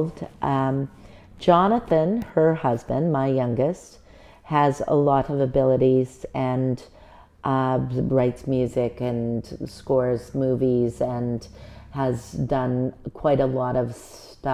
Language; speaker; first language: English; native; English